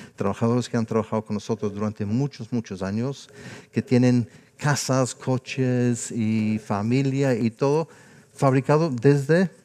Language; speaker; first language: Spanish; non-native, fluent; English